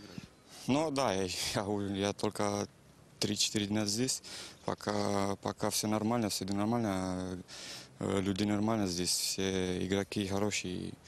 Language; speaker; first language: Russian; non-native, learner; Romanian